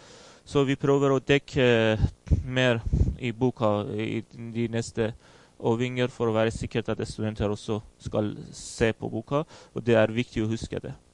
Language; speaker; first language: Norwegian; non-native, fluent; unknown